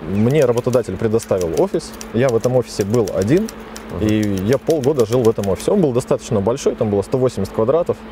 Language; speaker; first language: Russian; native; Russian